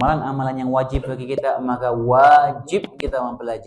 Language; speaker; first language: Indonesian; native; Indonesian